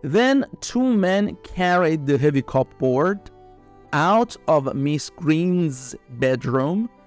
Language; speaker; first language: English; non-native, fluent; Persian